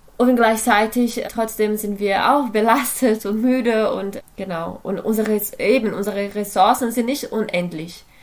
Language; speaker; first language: German; non-native, fluent; Portuguese